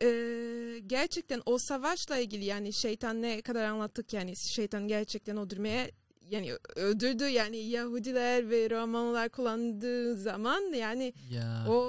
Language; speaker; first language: Turkish; non-native, fluent; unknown